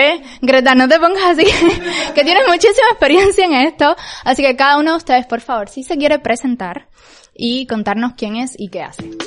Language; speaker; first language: Spanish; native; Spanish